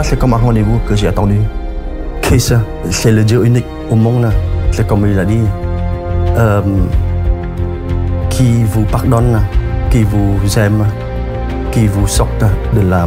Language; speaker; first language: French; non-native, fluent; Khmer